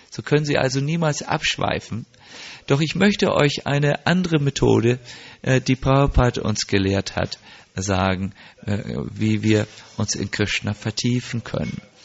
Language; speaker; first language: German; native; German